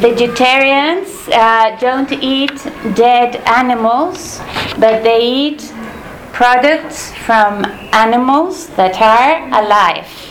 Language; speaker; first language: English; non-native, fluent; Spanish